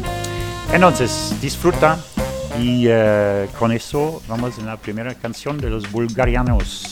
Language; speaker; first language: Spanish; non-native, learner; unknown